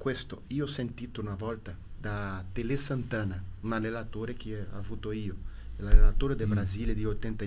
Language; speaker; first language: Italian; non-native, learner; Portuguese